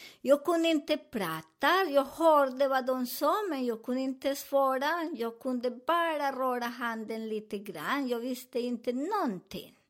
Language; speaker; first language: Swedish; non-native, learner; Spanish